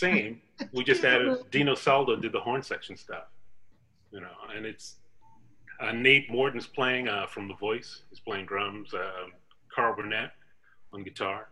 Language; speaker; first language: English; native; English